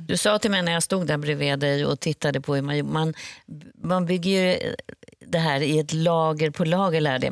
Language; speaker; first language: Swedish; native; Swedish